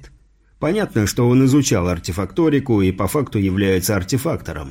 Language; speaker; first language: Russian; native; Russian